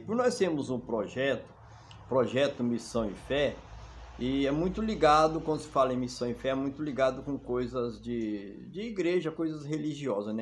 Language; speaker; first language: Portuguese; native; Portuguese